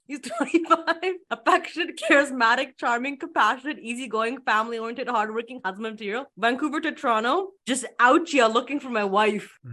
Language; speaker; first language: English; early bilingual, other home language; Punjabi